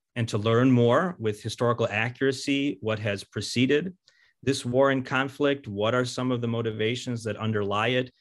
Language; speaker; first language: English; early bilingual, other home language; Ukrainian